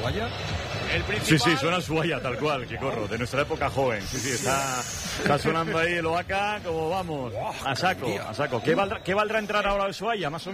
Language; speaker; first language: Spanish; native; Spanish